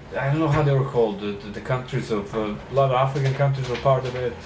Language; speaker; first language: English; non-native, fluent; Serbian